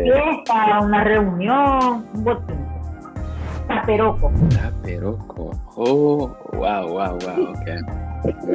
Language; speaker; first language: Spanish; native; Spanish